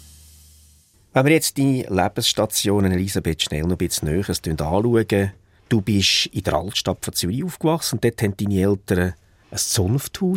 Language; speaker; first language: German; native; German